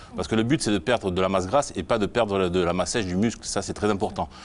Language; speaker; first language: French; native; French